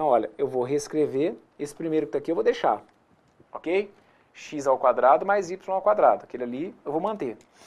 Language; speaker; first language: Portuguese; native; Portuguese